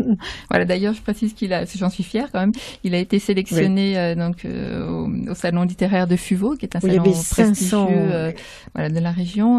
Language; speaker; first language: French; native; French